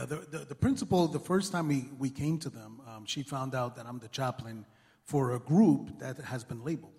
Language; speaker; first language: English; native; English